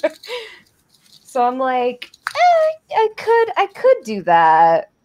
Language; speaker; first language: English; native; English